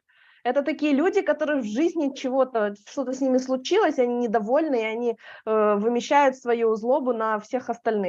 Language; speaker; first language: Russian; native; Russian